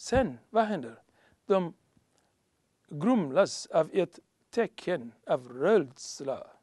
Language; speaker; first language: Swedish; non-native, learner; Somali